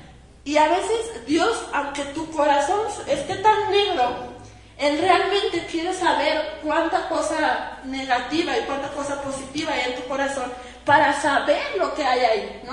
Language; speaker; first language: Spanish; native; Spanish